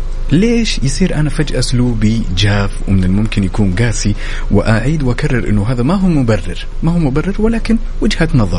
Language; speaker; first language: Arabic; native; Arabic